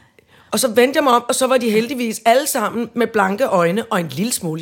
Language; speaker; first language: Danish; native; Danish